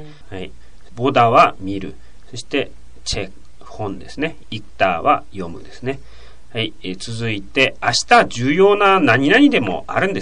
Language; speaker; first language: Japanese; native; Japanese